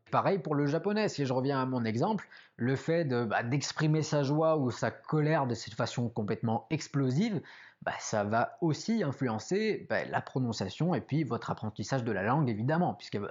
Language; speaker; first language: French; native; French